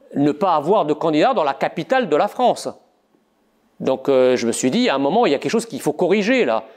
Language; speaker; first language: French; native; French